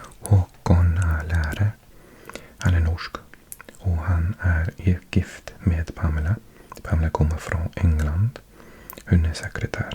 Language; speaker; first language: Swedish; non-native, learner; English